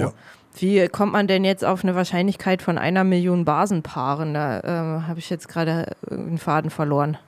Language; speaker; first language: German; native; German